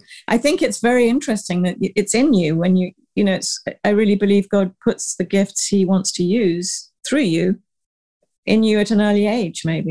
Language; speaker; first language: English; native; English